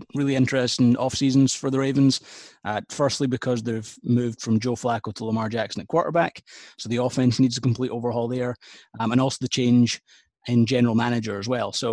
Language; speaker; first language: English; native; English